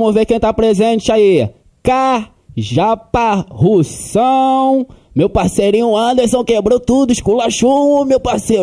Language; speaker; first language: Portuguese; native; Portuguese